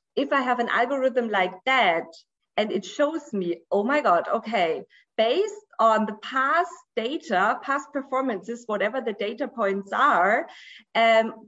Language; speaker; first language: English; non-native, fluent; Portuguese